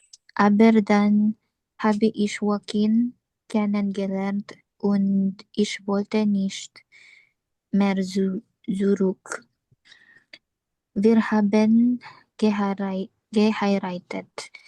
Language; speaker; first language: German; non-native, learner; Filipino